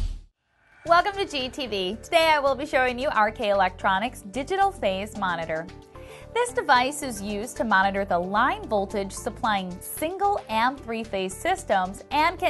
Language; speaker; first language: English; native; English